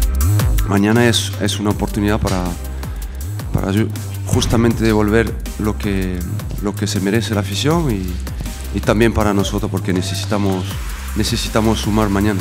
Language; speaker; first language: Spanish; non-native, fluent; French